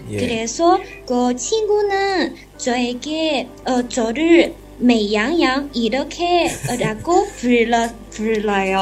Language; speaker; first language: Korean; non-native, learner; Chinese